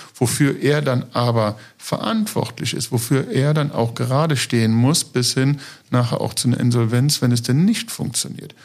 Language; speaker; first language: German; native; German